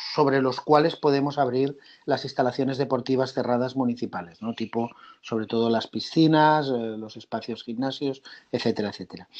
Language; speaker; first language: Spanish; native; Spanish